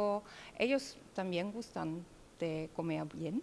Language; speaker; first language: Spanish; non-native, learner; German